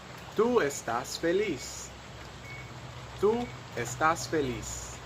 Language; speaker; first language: Spanish; non-native, fluent; English